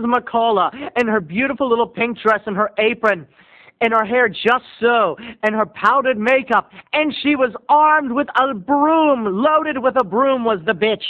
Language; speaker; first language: English; native; English